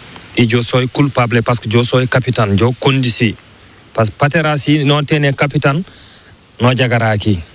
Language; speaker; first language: Spanish; non-native, learner; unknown